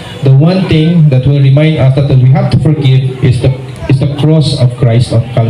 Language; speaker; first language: English; non-native, local second language; Filipino